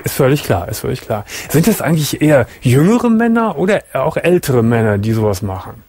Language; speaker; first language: German; native; German